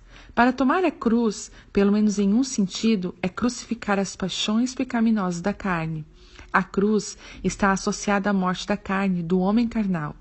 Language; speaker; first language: Portuguese; native; Portuguese